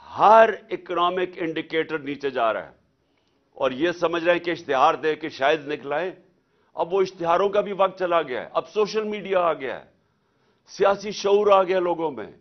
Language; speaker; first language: Urdu; native; Urdu